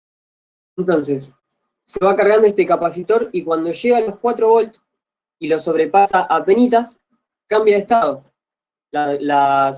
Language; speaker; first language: Spanish; native; Spanish